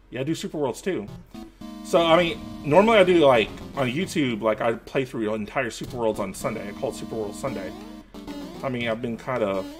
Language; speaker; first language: English; native; English